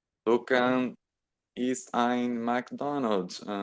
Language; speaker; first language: German; non-native, learner; Portuguese